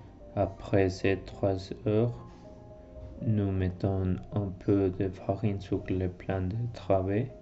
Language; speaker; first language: French; non-native, learner; Spanish